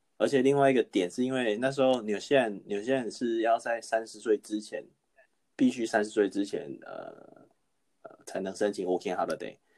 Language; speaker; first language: Chinese; native; Chinese